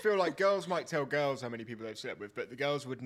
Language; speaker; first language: English; native; English